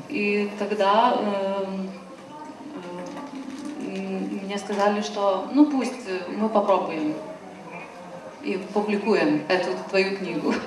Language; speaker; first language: Russian; non-native, fluent; Lithuanian